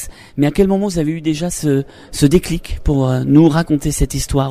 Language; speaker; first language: French; native; French